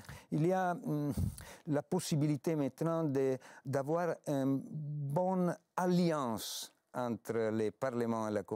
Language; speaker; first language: French; non-native, fluent; Italian